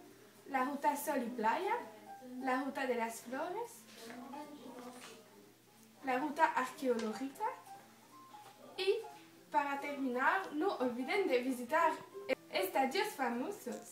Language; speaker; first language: Spanish; non-native, learner; French